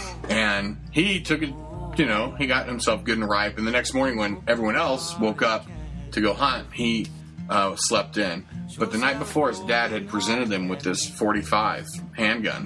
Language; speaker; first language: English; native; English